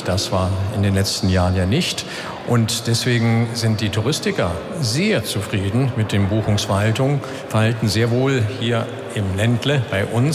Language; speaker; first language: German; native; German